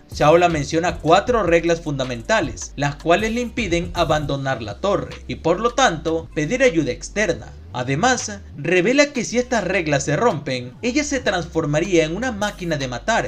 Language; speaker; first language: Spanish; native; Spanish